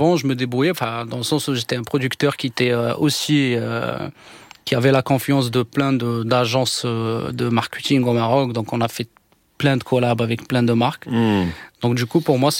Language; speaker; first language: French; non-native, local second language; Arabic